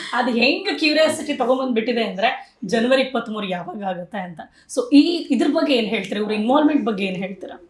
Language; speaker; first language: Kannada; native; Kannada